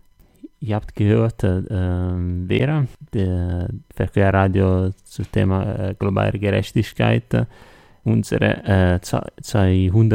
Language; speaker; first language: German; non-native, learner; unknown